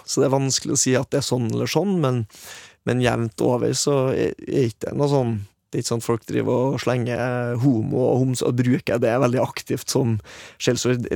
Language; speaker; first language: Norwegian; native; Norwegian